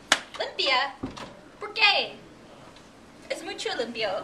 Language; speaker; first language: Spanish; non-native, learner; English